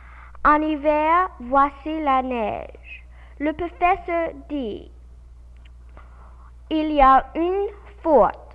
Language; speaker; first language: French; non-native, learner; English